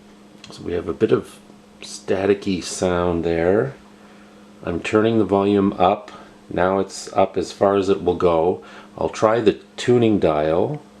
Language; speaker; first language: English; native; English